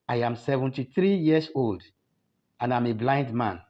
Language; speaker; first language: English; non-native, local second language; Yoruba